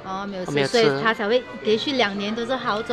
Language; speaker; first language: Chinese; native; Chinese